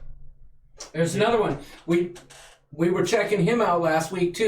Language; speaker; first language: English; native; English